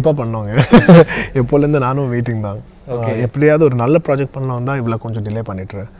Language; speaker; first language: Tamil; non-native, local second language; Telugu